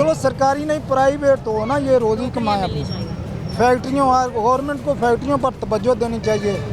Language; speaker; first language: Urdu; non-native, local second language; Punjabi